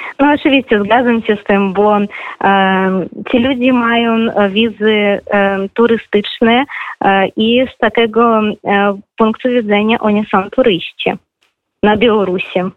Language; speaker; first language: Polish; non-native, fluent; Russian